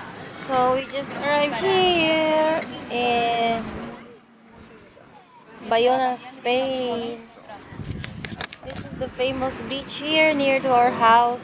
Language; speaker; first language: English; non-native, local second language; Cebuano